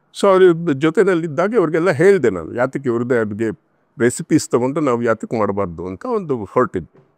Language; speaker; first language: Kannada; non-native, local second language; Tamil